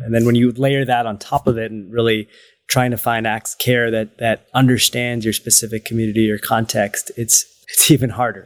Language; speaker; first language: English; native; English